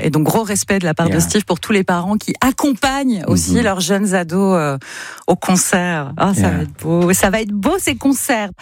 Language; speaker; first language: French; native; French